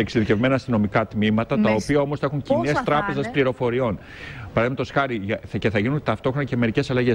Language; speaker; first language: Greek; native; Greek